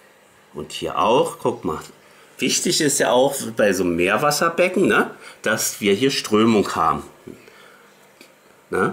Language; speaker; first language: German; native; German